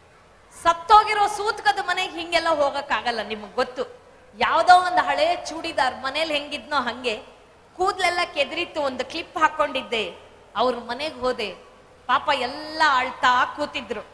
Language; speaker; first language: Kannada; native; Kannada